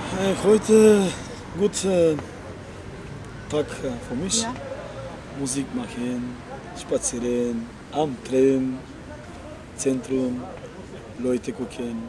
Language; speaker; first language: Dutch; non-native, learner; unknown